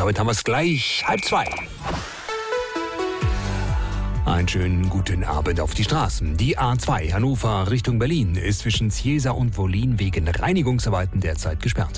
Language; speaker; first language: German; native; German